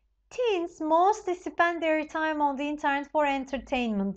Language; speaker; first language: English; non-native, fluent; Turkish